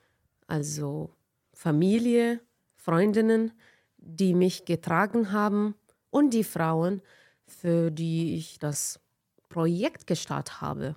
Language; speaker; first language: German; non-native, fluent; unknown